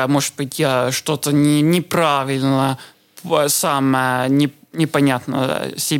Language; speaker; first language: Russian; non-native, learner; Estonian